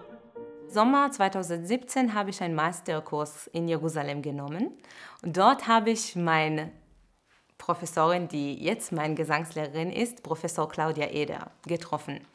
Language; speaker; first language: German; non-native, fluent; Hebrew